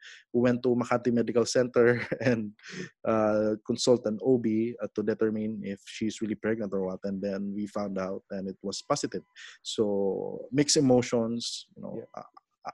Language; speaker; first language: English; non-native, local second language; Filipino